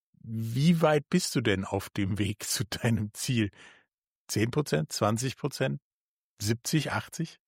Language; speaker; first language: German; native; German